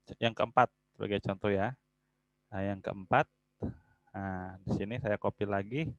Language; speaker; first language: Indonesian; native; Indonesian